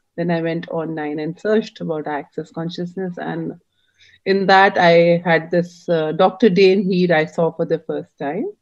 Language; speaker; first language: English; non-native, local second language; Hindi